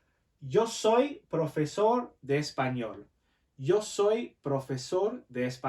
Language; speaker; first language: Spanish; non-native, fluent; English